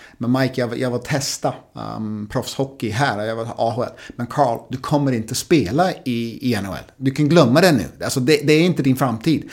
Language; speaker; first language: Swedish; non-native, fluent; English